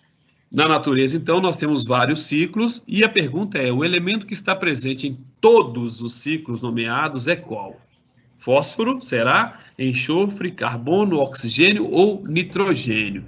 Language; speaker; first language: Portuguese; native; Portuguese